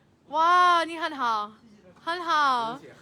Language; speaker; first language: Chinese; non-native, learner; English